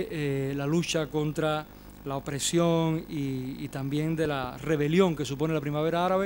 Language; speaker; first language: Spanish; native; Spanish